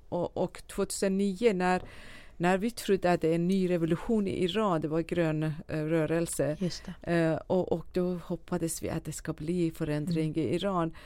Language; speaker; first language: Swedish; non-native, fluent; Persian